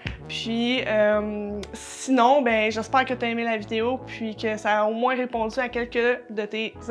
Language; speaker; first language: French; native; French